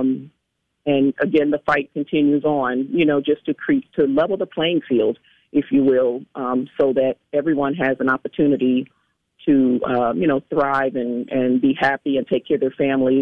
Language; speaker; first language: English; native; English